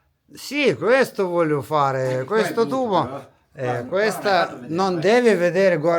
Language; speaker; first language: Italian; non-native, learner; Russian